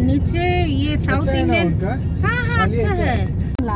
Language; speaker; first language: Hindi; non-native, local second language; Bangla